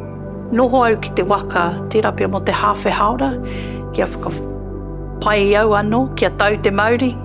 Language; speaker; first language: Māori; non-native, local second language; English